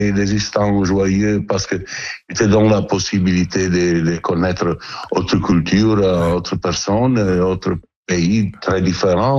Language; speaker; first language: French; non-native, learner; Italian